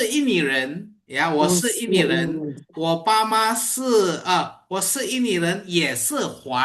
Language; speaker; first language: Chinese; non-native, fluent; Indonesian